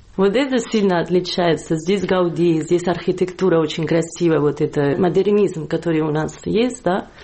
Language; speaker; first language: Russian; non-native, fluent; Catalan